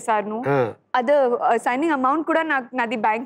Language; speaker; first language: Telugu; non-native, learner; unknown